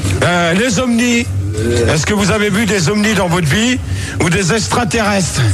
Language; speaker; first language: French; native; French